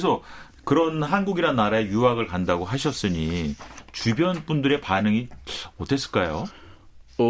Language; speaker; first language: Korean; native; Korean